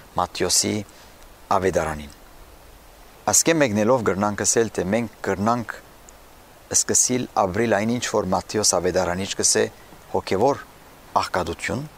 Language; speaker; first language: Armenian; early bilingual, heritage; Armenian